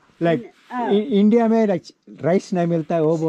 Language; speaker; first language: Hindi; non-native, local second language; Telugu